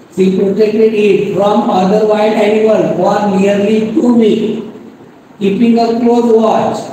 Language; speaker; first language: English; non-native, local second language; Marathi